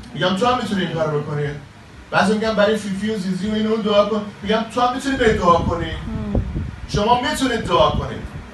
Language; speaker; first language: Persian; native; Persian